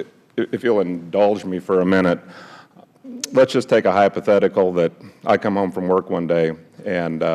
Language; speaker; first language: English; native; English